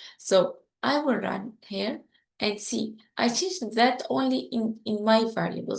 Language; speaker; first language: English; non-native, fluent; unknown